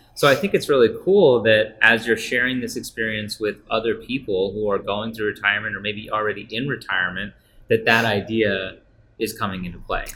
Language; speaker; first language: English; native; English